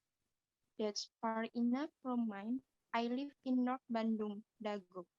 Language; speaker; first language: English; non-native, learner; Indonesian